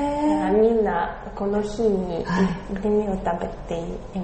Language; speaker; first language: Japanese; non-native, learner; Russian